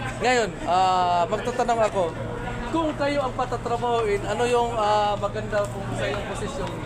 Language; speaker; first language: Filipino; non-native, local second language; Cebuano